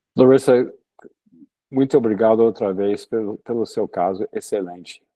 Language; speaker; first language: Portuguese; early bilingual, other home language; English